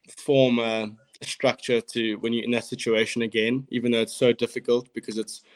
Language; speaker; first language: English; native; English